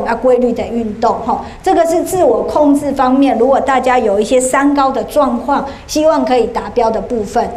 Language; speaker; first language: Chinese; native; Chinese